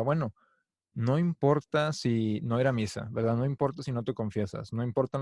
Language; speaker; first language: Spanish; native; Spanish